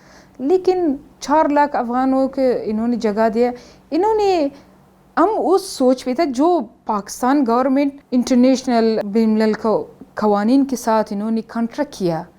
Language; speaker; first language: Hindi; non-native, learner; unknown